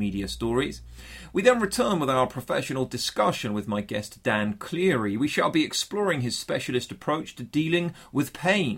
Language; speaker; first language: English; native; English